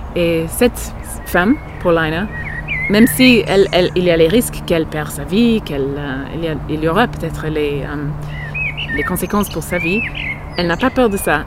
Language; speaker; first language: French; non-native, fluent; English